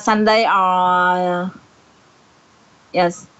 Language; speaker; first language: English; non-native, learner; Vietnamese